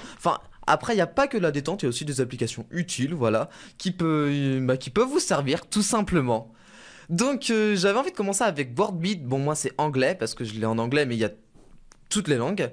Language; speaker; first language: French; native; French